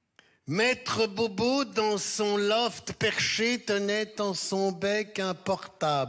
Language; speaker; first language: French; native; French